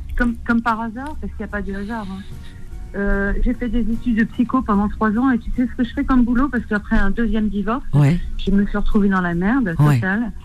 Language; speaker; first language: French; native; French